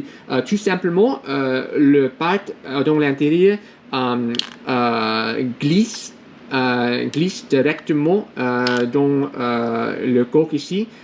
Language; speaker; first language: French; non-native, learner; English